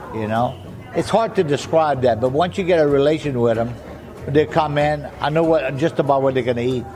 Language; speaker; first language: English; early bilingual, other home language; French